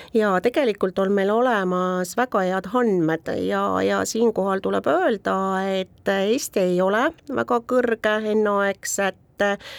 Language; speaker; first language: Estonian; native; Estonian